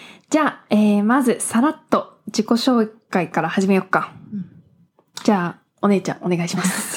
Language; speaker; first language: Japanese; early bilingual, heritage; Japanese